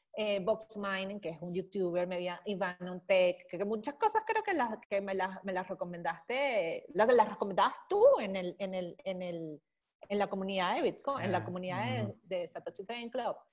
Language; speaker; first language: Spanish; native; Spanish